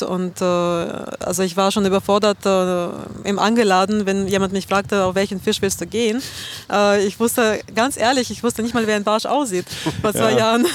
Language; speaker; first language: German; non-native, fluent; Russian